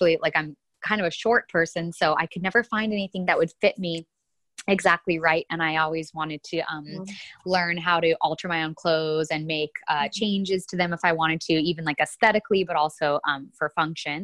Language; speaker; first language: English; native; English